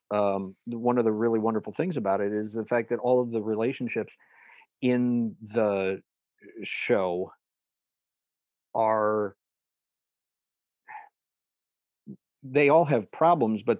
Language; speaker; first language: English; native; English